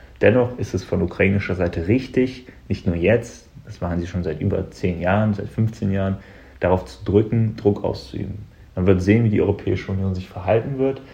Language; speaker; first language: German; early bilingual, other home language; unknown